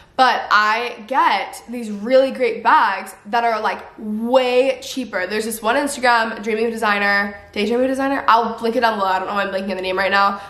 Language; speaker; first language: English; native; English